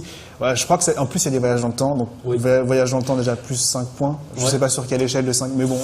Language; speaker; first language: French; native; French